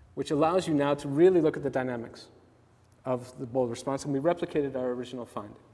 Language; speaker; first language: English; native; English